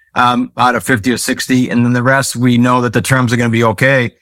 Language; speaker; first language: English; native; English